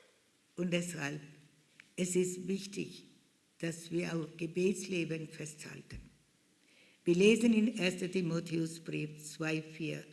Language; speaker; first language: German; non-native, fluent; Malayalam